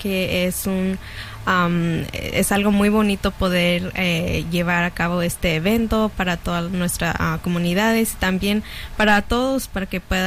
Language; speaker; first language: Spanish; native; Spanish